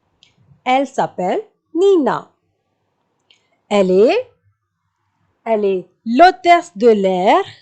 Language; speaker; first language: French; non-native, fluent; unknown